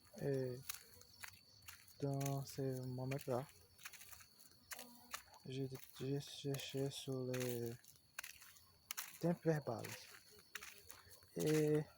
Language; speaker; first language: French; non-native, learner; Portuguese